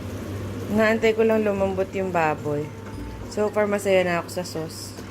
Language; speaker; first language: Filipino; native; Filipino